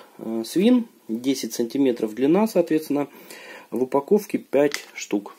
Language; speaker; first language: Russian; native; Russian